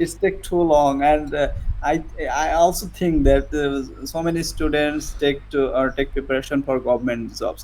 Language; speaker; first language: English; non-native, learner; Bangla